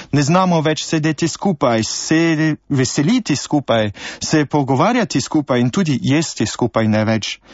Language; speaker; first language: Slovenian; early bilingual, heritage; Slovenian